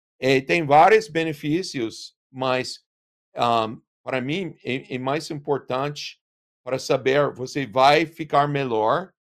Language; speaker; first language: Portuguese; non-native, learner; English